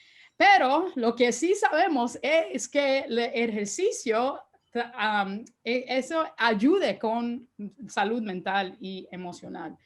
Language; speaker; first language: Spanish; early bilingual, heritage; Spanish